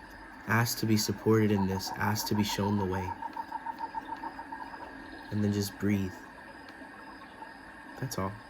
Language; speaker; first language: English; native; English